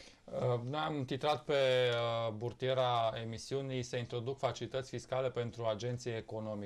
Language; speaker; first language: Romanian; native; Romanian